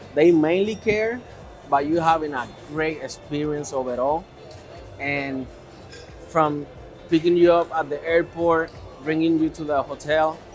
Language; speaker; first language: English; native; English